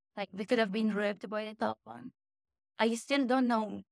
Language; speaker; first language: English; non-native, fluent; Persian